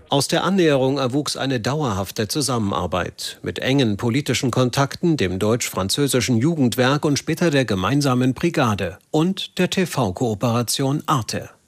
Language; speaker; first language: German; native; German